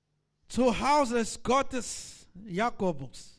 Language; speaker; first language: German; non-native, learner; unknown